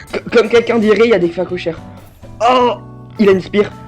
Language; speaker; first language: French; native; French